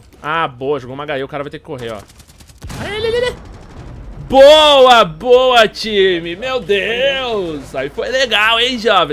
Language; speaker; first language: Portuguese; native; Portuguese